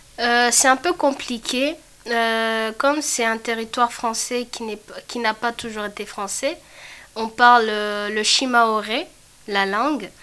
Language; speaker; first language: French; non-native, local second language; Comorian